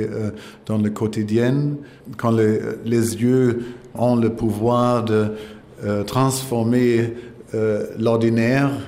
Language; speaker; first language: French; non-native, fluent; German